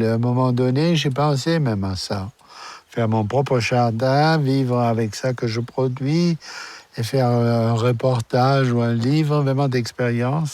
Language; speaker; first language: French; non-native, fluent; German